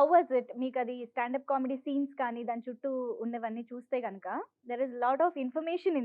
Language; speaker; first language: Telugu; native; Telugu